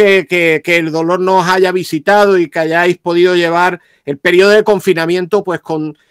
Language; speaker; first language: Spanish; native; Spanish